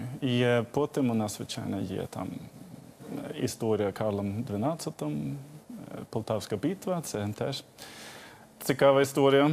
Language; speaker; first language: Ukrainian; non-native, fluent; Swedish